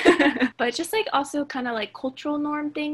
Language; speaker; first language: English; native; English